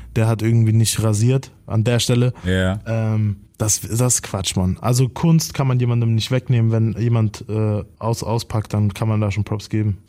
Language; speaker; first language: German; native; German